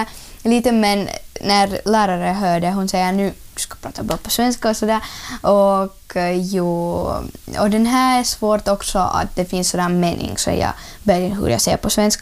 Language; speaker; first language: Swedish; non-native, learner; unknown